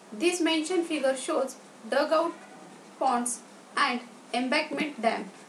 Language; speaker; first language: English; non-native, local second language; Marathi